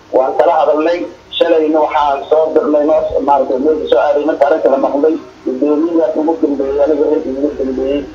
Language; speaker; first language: Somali; non-native, local second language; Maay